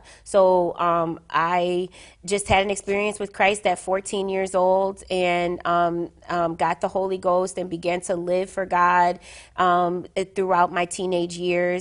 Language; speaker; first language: English; native; English